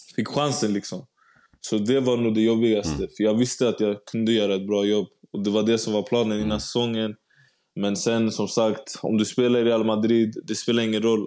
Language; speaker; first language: Swedish; native; Swedish